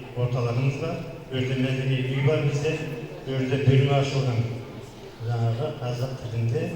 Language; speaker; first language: Kazakh; non-native, local second language; Kurdish